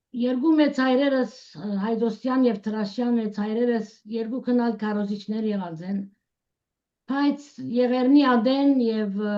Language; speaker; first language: Armenian; early bilingual, heritage; Armenian